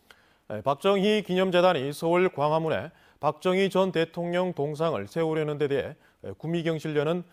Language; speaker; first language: Korean; native; Korean